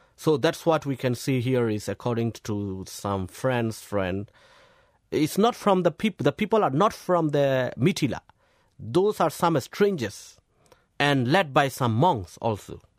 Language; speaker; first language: English; non-native, fluent; Burmese